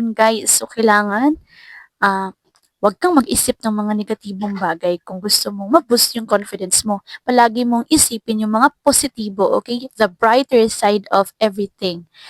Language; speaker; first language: Filipino; non-native, local second language; Cebuano